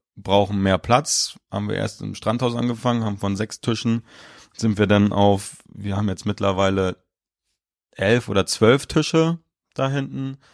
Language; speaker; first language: German; native; German